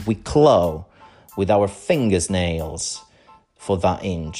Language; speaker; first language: English; non-native, fluent; Italian